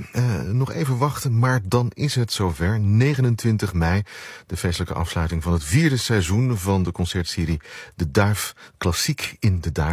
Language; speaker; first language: Dutch; native; Dutch